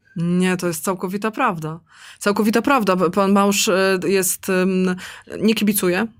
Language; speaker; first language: Polish; native; Polish